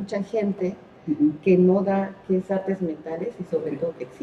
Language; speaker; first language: Spanish; native; Spanish